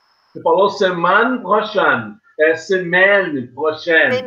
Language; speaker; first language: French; non-native, learner; Portuguese